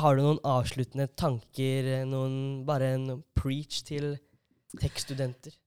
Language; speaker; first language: Norwegian; native; Norwegian